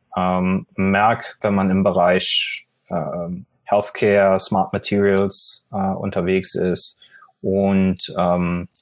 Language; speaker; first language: German; native; German